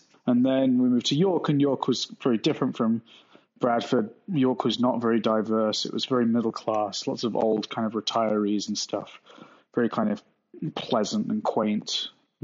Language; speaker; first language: English; native; English